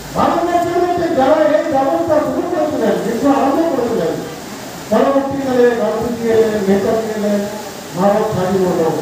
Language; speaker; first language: Bangla; non-native, local second language; Santali